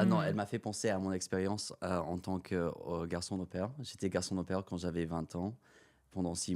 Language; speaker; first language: French; non-native, fluent; English